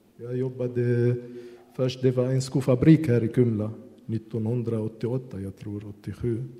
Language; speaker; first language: Swedish; non-native, fluent; Arabic